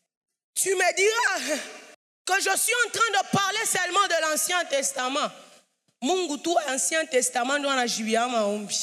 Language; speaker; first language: French; non-native, local second language; Swahili